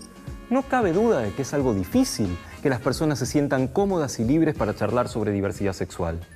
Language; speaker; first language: Spanish; native; Spanish